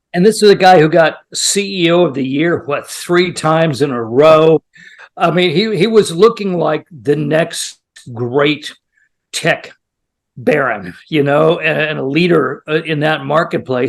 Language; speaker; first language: English; native; English